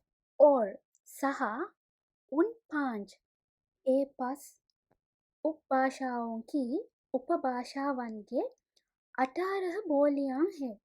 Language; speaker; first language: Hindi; non-native, fluent; Sinhala